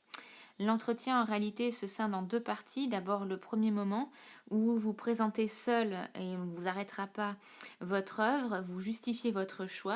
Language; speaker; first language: French; native; French